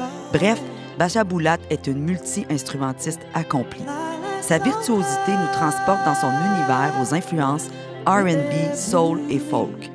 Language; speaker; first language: French; native; French